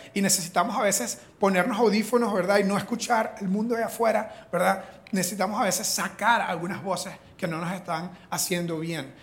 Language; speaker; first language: Spanish; native; Spanish